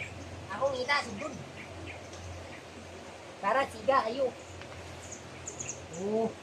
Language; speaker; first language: Cebuano; non-native, local second language; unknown